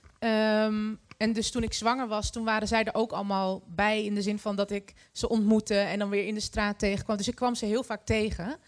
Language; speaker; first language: Dutch; early bilingual, other home language; Arabic